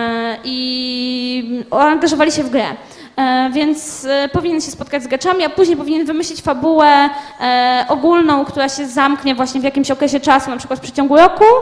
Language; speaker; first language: Polish; native; Polish